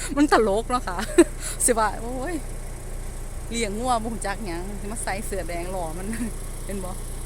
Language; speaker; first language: Thai; native; Thai